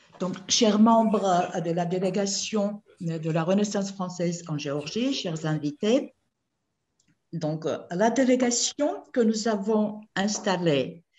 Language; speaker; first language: French; non-native, fluent; Georgian